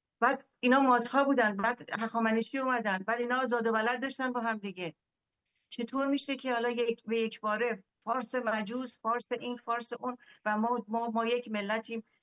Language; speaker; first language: Persian; native; Persian